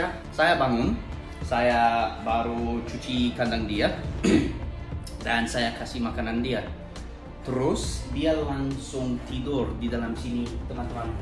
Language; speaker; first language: Indonesian; non-native, learner; English